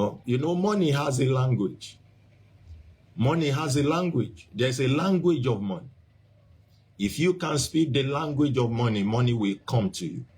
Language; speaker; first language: English; non-native, local second language; Yoruba